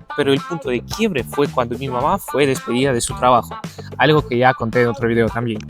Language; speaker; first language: Spanish; non-native, fluent; Ukrainian